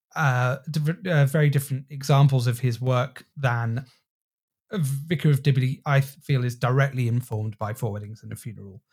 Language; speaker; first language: English; native; English